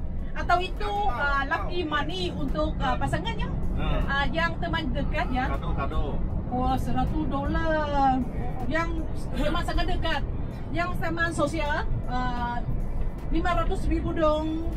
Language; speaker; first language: Indonesian; non-native, fluent; Vietnamese